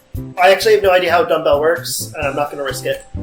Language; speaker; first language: English; native; English